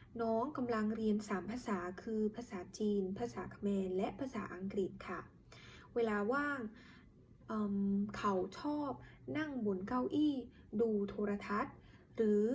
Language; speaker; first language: Thai; non-native, learner; Khmer